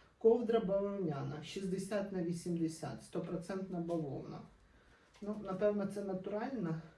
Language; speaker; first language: Ukrainian; non-native, local second language; Russian